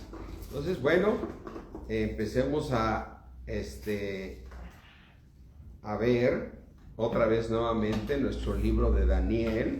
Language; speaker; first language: Spanish; native; Spanish